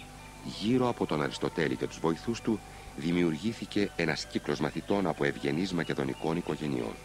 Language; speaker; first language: Greek; native; Greek